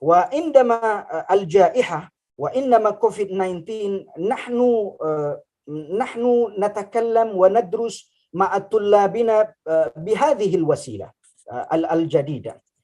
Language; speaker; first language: Arabic; non-native, fluent; Indonesian